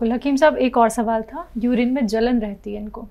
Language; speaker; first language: Hindi; native; Hindi